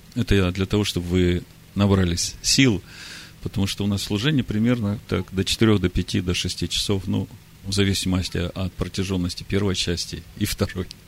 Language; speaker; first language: Russian; native; Russian